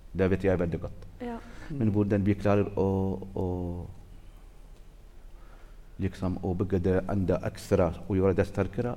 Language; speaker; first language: Norwegian; non-native, learner; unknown